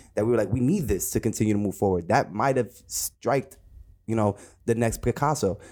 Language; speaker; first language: English; native; English